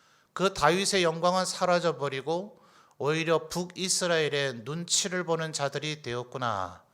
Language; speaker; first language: Korean; native; Korean